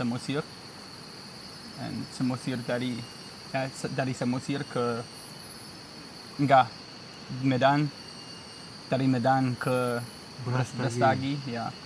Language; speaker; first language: Indonesian; non-native, learner; English